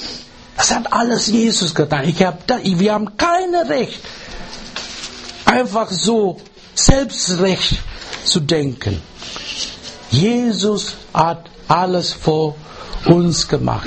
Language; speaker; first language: German; non-native, learner; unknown